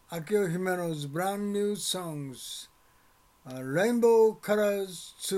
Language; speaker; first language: English; non-native, learner; Japanese